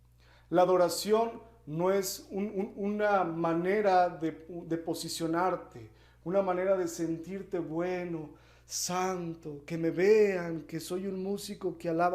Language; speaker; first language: Spanish; native; Spanish